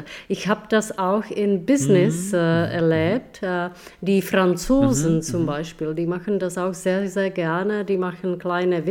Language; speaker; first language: German; non-native, fluent; Czech